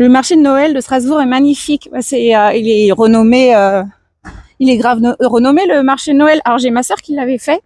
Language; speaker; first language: French; native; French